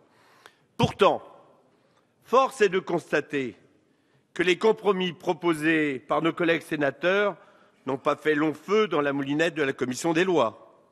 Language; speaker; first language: French; native; French